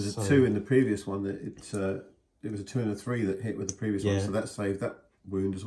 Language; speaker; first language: English; native; English